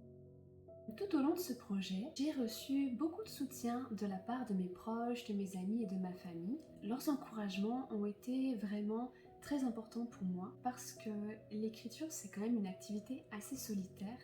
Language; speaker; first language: French; native; French